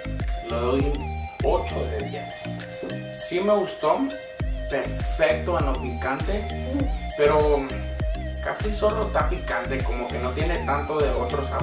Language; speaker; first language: Spanish; native; Spanish